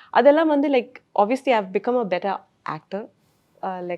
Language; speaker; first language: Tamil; non-native, learner; Malayalam